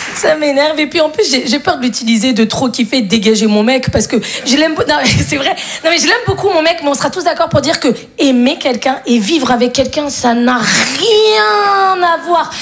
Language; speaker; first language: French; native; French